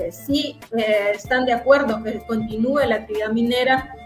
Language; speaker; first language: Spanish; native; Spanish